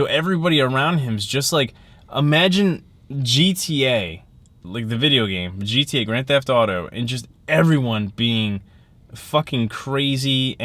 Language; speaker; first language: English; native; English